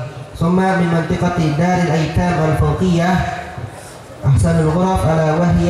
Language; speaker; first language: Arabic; non-native, fluent; Indonesian